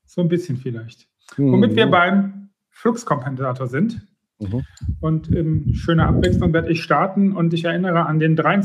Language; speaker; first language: German; native; German